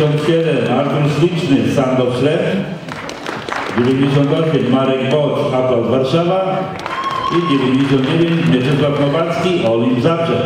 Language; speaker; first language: Polish; native; Polish